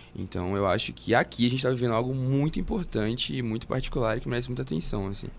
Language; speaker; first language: Portuguese; native; Portuguese